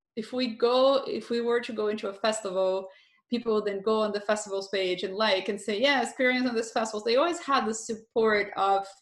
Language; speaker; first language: English; non-native, fluent; Portuguese